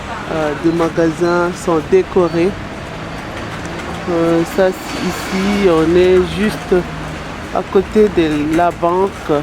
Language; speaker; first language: French; non-native, local second language; Lingala